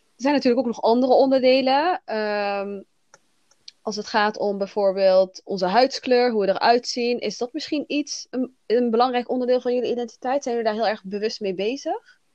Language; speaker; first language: Dutch; early bilingual, other home language; Somali